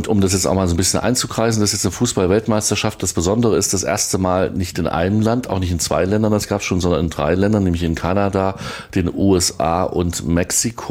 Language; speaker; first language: German; native; German